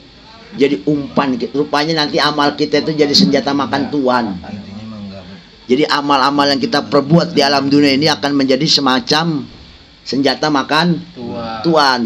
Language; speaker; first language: Indonesian; native; Indonesian